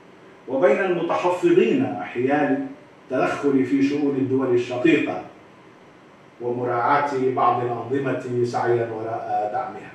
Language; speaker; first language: Arabic; native; Arabic